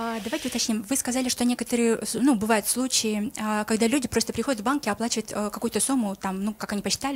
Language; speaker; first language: Russian; non-native, local second language; Kyrgyz